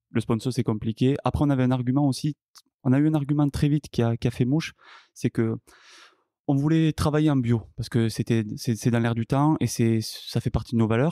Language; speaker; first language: French; native; French